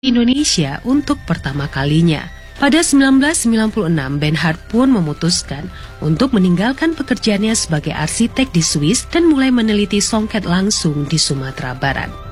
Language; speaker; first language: Indonesian; native; Indonesian